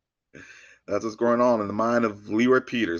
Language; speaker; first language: English; native; English